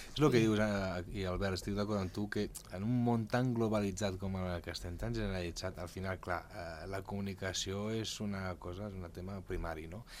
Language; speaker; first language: Catalan; early bilingual, other home language; Spanish